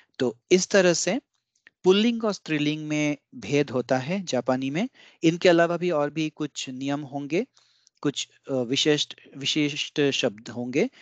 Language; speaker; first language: Hindi; non-native, local second language; Bangla